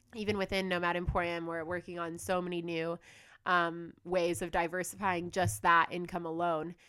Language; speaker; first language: English; native; English